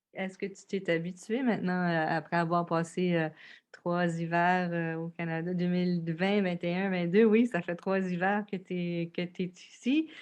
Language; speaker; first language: French; native; French